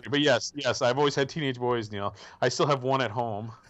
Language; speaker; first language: English; native; English